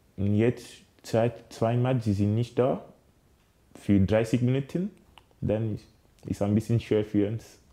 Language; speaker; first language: German; non-native, learner; French